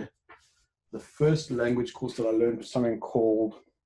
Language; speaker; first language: English; native; English